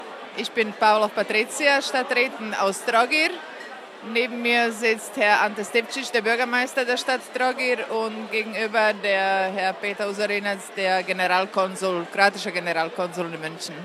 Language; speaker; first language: German; non-native, fluent; Croatian